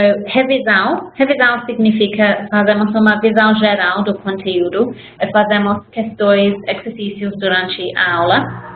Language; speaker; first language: Portuguese; non-native, fluent; English